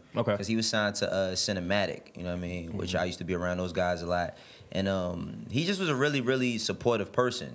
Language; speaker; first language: English; native; English